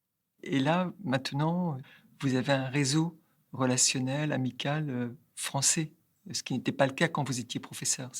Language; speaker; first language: French; native; French